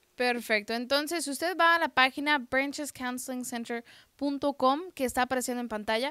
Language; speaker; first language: Spanish; native; Spanish